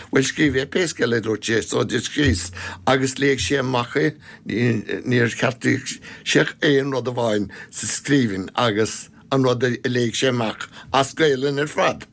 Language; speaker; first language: Irish; non-native, local second language; English